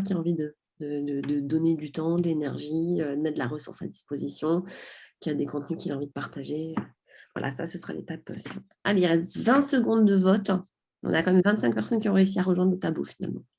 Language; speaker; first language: French; native; French